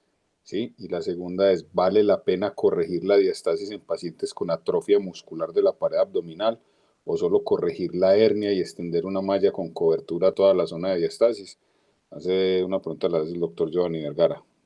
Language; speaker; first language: Spanish; native; Spanish